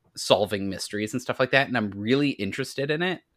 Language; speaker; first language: English; native; English